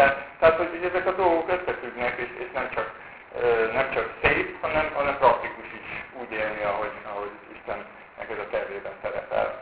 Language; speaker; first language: Hungarian; native; Hungarian